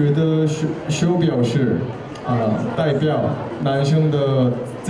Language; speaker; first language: Chinese; non-native, learner; Korean